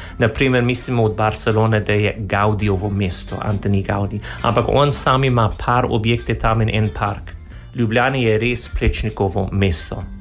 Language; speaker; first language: Slovenian; non-native, fluent; English